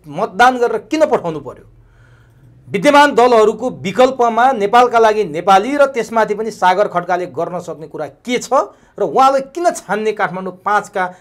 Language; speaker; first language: Nepali; native; Nepali